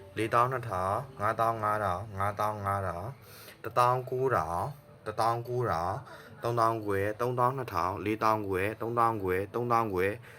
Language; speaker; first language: Burmese; native; Burmese